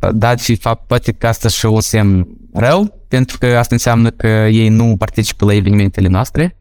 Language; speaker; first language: Romanian; non-native, local second language; Russian